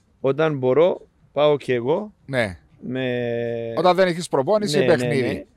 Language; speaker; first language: Greek; non-native, learner; Serbian